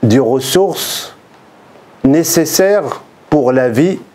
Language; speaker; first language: French; non-native, local second language; Arabic